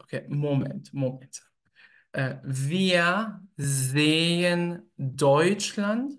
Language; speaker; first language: German; native; German